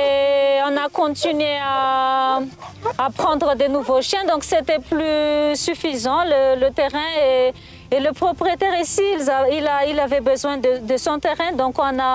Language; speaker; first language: French; non-native, local second language; Malagasy